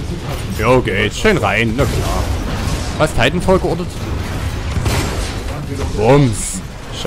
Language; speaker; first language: German; native; German